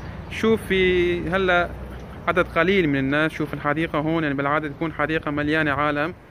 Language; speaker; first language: Arabic; native; Arabic